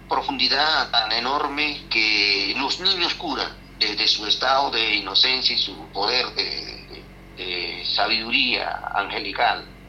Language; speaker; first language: Spanish; non-native, local second language; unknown